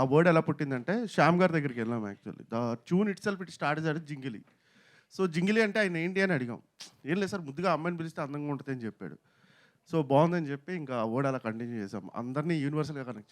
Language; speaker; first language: Telugu; native; Telugu